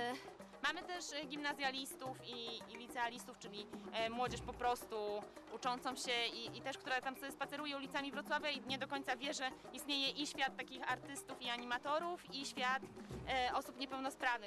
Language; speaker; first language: Polish; native; Polish